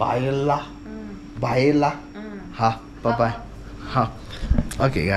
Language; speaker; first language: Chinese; non-native, learner; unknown